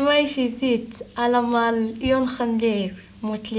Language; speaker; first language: Dutch; non-native, learner; Arabic